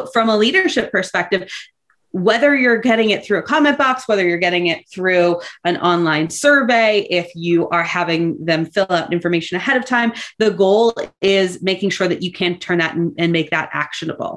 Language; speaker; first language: English; native; English